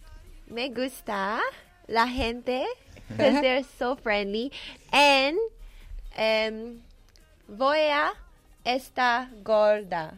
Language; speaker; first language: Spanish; non-native, learner; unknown